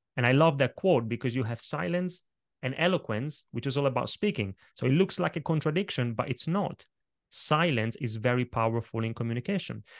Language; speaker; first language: English; non-native, fluent; Italian